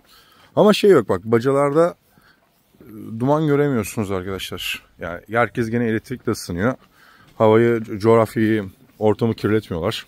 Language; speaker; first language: Turkish; native; Turkish